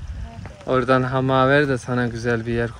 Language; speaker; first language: Turkish; native; Turkish